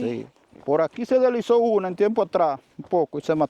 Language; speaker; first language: Spanish; native; Spanish